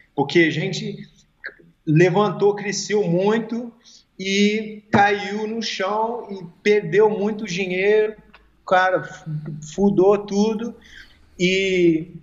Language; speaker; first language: Portuguese; early bilingual, heritage; Portuguese